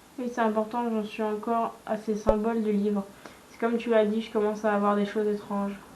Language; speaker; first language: French; native; French